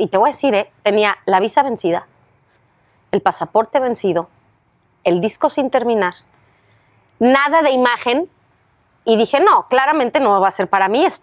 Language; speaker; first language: Spanish; native; Spanish